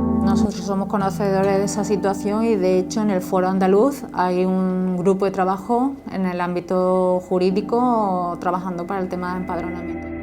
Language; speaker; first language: Spanish; native; Spanish